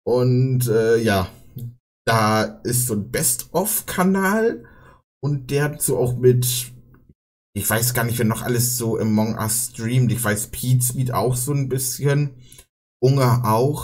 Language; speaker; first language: German; native; German